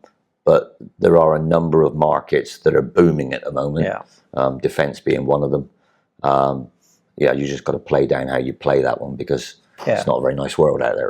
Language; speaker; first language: English; native; English